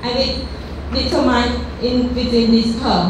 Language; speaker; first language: English; non-native, learner; Khmer